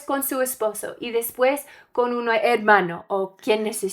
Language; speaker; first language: Spanish; non-native, learner; English